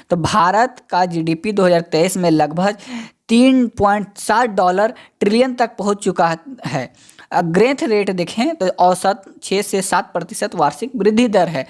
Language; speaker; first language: Hindi; native; Hindi